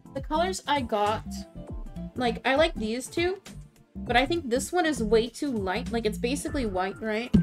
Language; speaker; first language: English; native; English